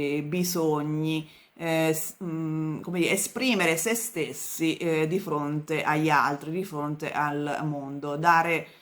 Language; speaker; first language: Italian; native; Italian